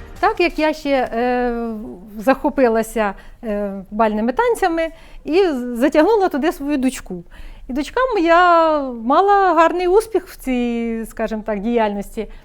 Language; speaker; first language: Ukrainian; native; Ukrainian